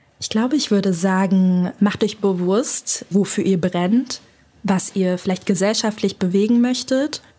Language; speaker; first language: German; native; German